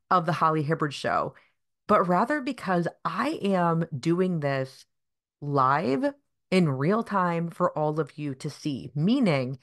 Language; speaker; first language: English; native; English